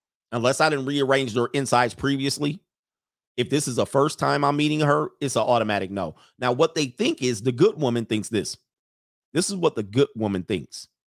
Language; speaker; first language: English; native; English